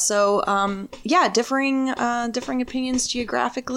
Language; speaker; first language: English; native; English